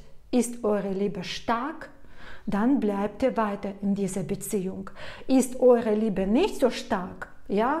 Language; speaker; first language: German; non-native, fluent; Russian